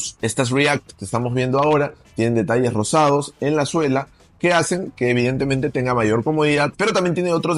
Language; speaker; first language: Spanish; native; Spanish